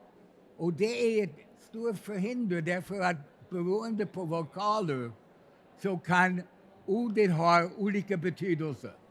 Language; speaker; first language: Swedish; non-native, fluent; English